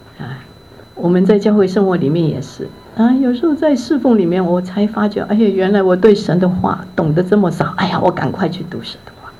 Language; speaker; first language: Chinese; non-native, local second language; Cantonese